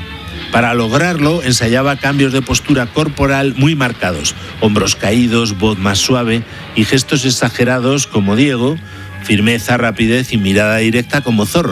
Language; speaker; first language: Spanish; native; Spanish